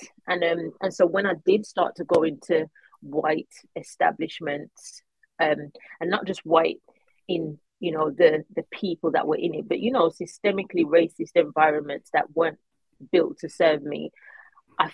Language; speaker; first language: English; native; English